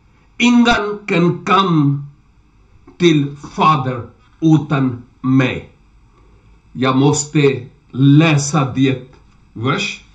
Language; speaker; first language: Swedish; non-native, learner; Urdu